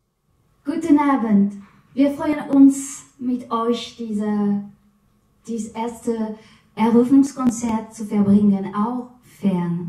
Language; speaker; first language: German; non-native, fluent; French